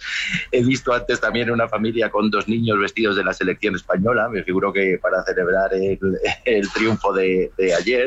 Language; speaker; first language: Spanish; native; Spanish